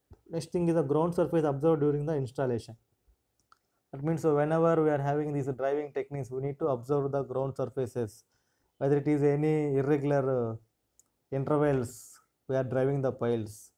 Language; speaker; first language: English; non-native, local second language; Telugu